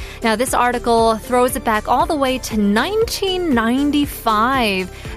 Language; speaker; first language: English; early bilingual, other home language; Korean